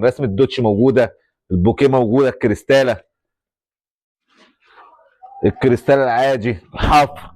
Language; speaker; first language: Arabic; native; Arabic